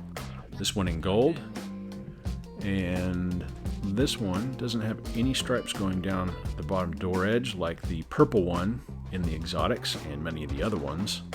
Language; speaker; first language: English; native; English